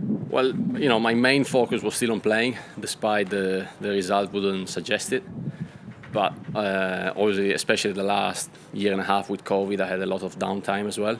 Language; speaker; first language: English; non-native, fluent; Italian